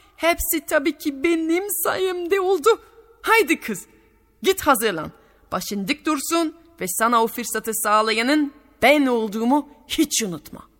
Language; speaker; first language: Turkish; non-native, fluent; French